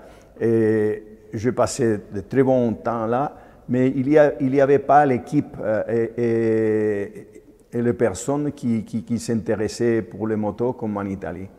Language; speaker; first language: French; non-native, fluent; Spanish